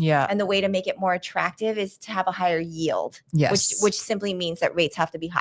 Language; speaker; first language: English; native; English